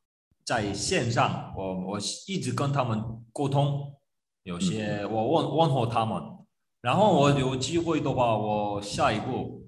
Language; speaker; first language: Chinese; non-native, fluent; Korean